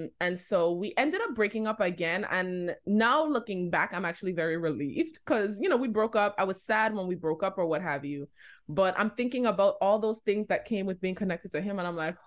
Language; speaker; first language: English; native; English